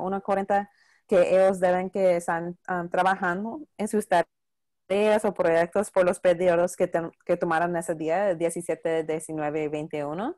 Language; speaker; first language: Spanish; non-native, local second language; English